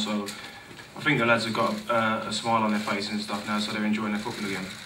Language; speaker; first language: English; native; English